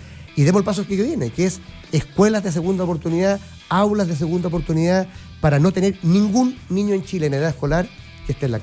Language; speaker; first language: Spanish; native; Spanish